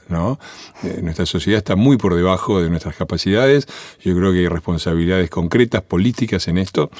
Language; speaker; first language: Spanish; native; Spanish